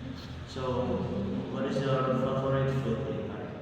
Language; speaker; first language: English; non-native, learner; Indonesian